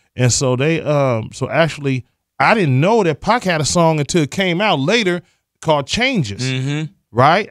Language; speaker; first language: English; native; English